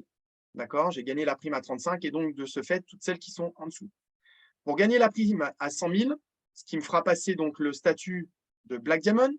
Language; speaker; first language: French; native; French